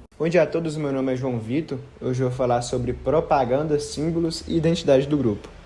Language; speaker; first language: Portuguese; native; Portuguese